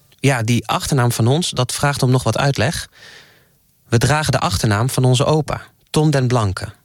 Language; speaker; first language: Dutch; native; Dutch